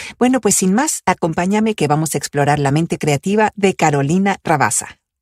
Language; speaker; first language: Spanish; early bilingual, other home language; Italian